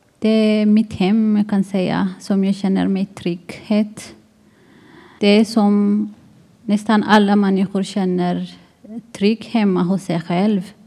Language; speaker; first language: Swedish; non-native, learner; Tigrinya